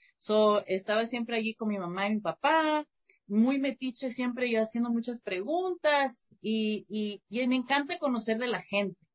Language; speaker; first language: Spanish; early bilingual, heritage; Spanish